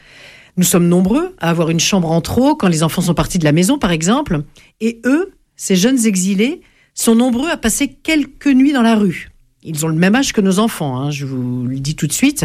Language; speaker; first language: French; native; French